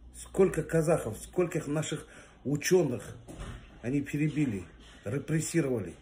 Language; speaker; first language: Russian; non-native, local second language; Kazakh